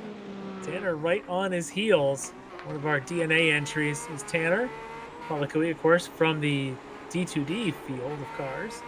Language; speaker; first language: English; native; English